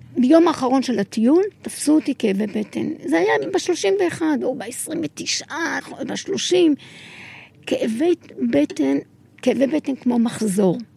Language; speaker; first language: Hebrew; early bilingual, other home language; Arabic